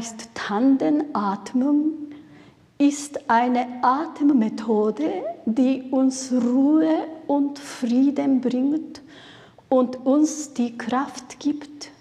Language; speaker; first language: German; non-native, fluent; Japanese